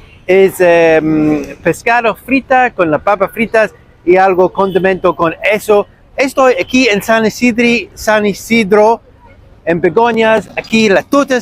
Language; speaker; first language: Spanish; non-native, learner; English